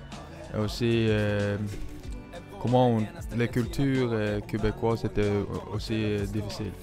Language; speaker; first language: French; non-native, learner; Norwegian